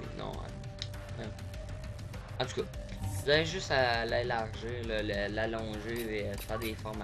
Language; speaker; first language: French; native; French